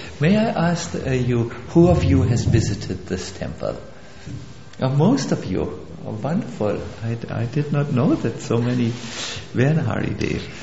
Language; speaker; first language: English; non-native, fluent; German